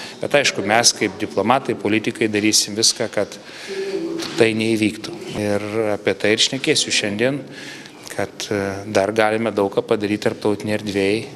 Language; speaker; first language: Lithuanian; native; Lithuanian